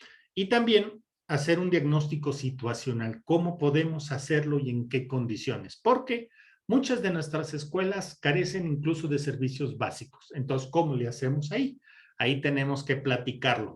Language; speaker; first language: Spanish; native; Spanish